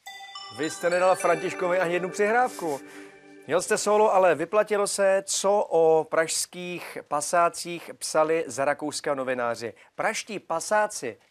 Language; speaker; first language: Czech; native; Czech